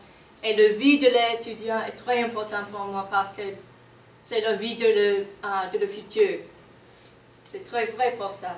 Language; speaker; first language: French; non-native, learner; English